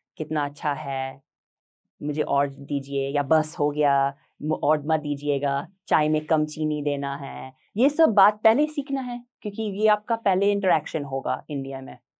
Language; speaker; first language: Hindi; non-native, fluent; English